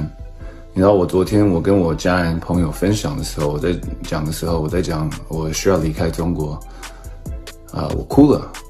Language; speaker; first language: Chinese; early bilingual, heritage; English